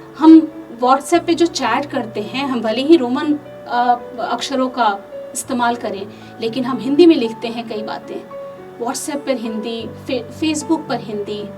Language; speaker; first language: Hindi; native; Hindi